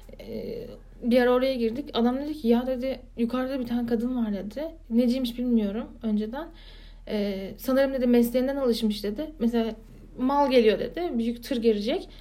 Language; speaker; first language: Turkish; native; Turkish